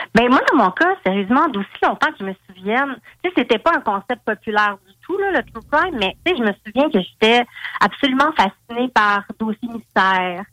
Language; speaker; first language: French; native; French